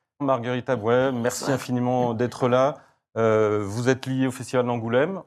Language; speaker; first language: French; native; French